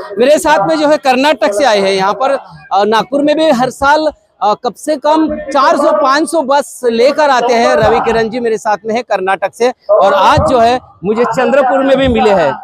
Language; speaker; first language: Hindi; non-native, local second language; Marathi